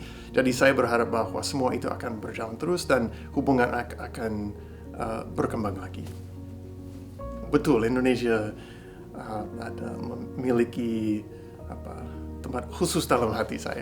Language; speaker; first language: Indonesian; non-native, fluent; English